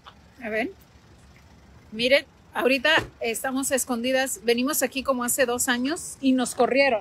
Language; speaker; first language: Spanish; early bilingual, heritage; Spanish